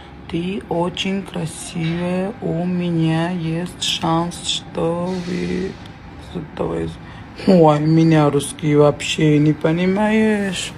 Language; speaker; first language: Russian; non-native, learner; Uzbek